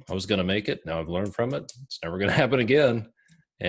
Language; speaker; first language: English; native; English